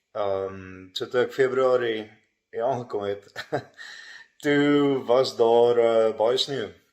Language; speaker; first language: Afrikaans; native; Afrikaans